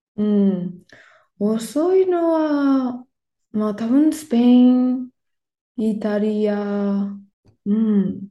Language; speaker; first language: Japanese; non-native, fluent; Spanish